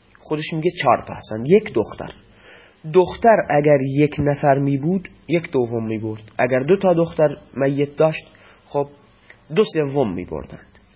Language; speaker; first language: Persian; non-native, local second language; Baluchi